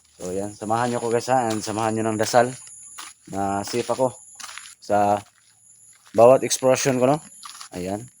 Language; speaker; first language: Filipino; non-native, local second language; Cebuano